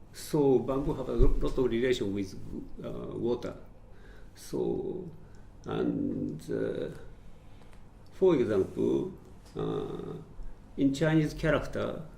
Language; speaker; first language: English; non-native, fluent; Japanese